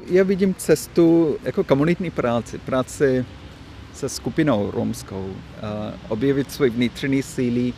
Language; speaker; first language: Czech; non-native, fluent; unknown